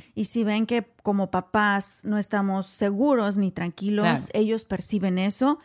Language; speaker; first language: Spanish; native; Spanish